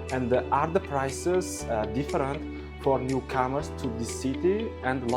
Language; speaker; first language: English; non-native, local second language; Uzbek